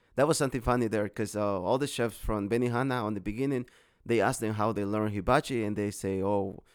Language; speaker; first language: English; non-native, learner; Spanish